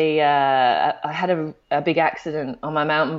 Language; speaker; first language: English; native; English